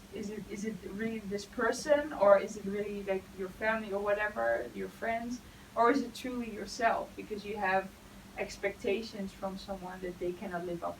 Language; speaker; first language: English; non-native, fluent; Dutch